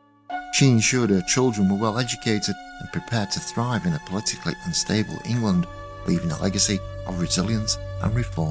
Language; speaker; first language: English; native; English